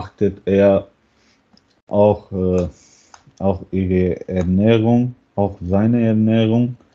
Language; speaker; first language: German; non-native, learner; Hindi